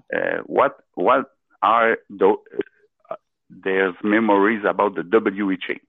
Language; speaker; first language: English; non-native, local second language; French